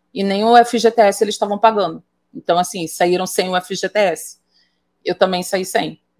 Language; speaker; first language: Portuguese; native; Portuguese